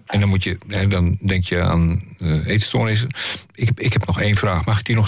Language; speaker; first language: Dutch; native; Dutch